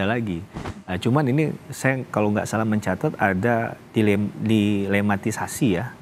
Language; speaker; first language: Indonesian; native; Indonesian